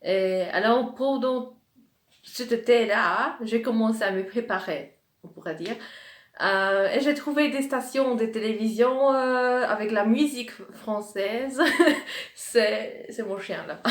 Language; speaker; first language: French; non-native, fluent; Polish